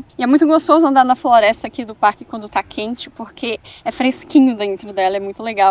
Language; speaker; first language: Portuguese; native; Portuguese